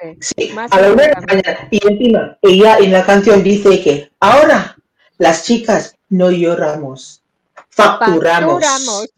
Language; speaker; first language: Spanish; non-native, learner; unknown